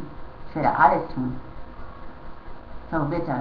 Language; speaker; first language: German; non-native, fluent; English